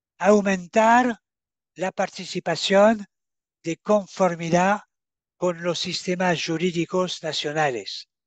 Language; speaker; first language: Spanish; non-native, fluent; French